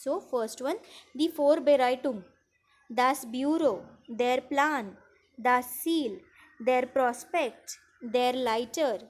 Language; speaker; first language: German; non-native, fluent; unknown